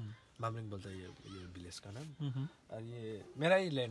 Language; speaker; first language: Hindi; non-native, local second language; Nepali